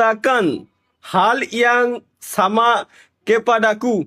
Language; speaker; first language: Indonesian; non-native, learner; Bangla